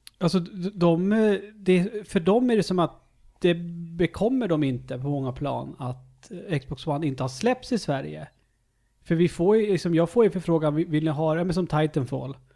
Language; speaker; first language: Swedish; native; Swedish